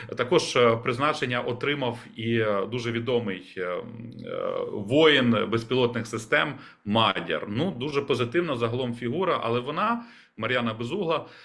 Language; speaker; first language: Ukrainian; native; Ukrainian